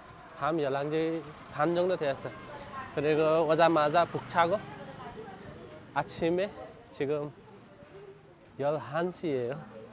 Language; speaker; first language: Korean; non-native, fluent; Nepali